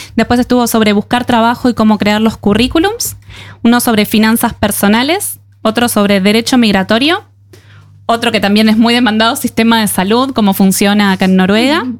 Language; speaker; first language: Spanish; native; Spanish